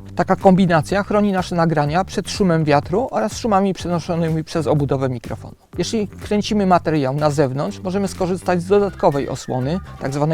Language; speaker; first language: Polish; native; Polish